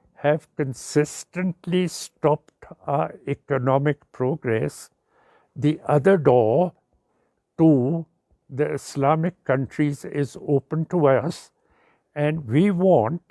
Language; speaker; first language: English; non-native, local second language; Punjabi